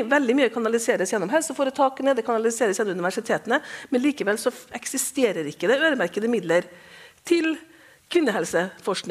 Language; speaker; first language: Norwegian; native; Norwegian